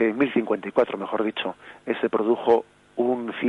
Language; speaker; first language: Spanish; native; Spanish